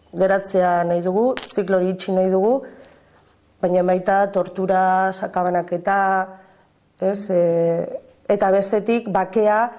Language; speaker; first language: Basque; native; Basque